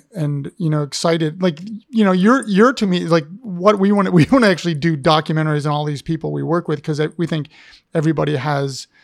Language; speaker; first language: English; native; English